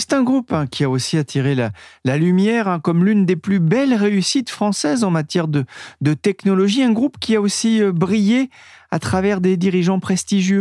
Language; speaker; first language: French; native; French